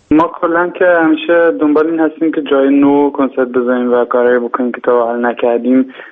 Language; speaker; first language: Persian; early bilingual, heritage; Persian